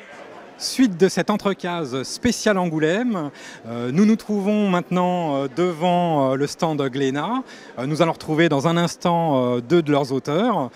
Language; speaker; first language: French; native; French